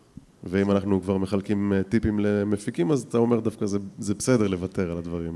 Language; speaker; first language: Hebrew; native; Hebrew